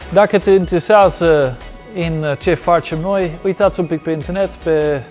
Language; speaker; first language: Romanian; non-native, fluent; Dutch